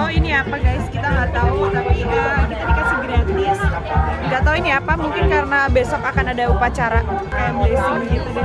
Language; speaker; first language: Indonesian; native; Indonesian